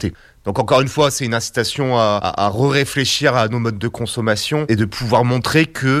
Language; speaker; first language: French; native; French